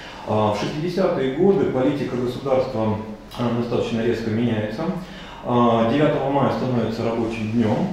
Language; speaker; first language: Russian; native; Russian